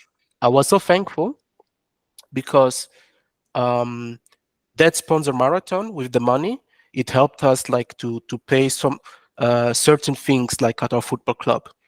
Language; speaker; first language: English; non-native, fluent; French